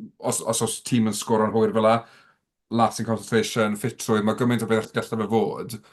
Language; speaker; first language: Welsh; native; Welsh